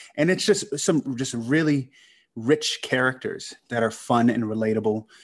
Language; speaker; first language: English; native; English